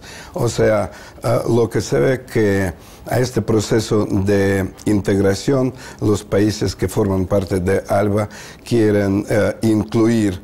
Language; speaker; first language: Spanish; non-native, fluent; Russian